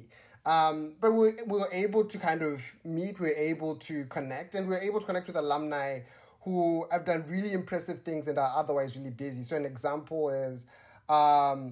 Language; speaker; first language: English; non-native, local second language; Shona